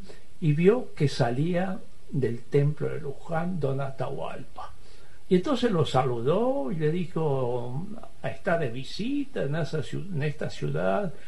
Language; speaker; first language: Spanish; native; Spanish